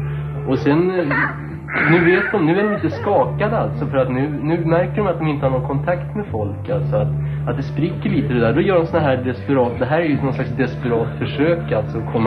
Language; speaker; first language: Swedish; native; Swedish